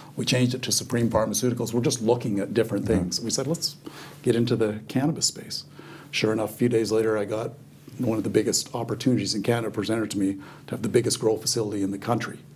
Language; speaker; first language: English; native; English